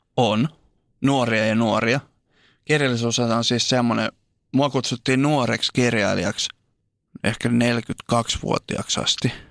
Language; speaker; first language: Finnish; native; Finnish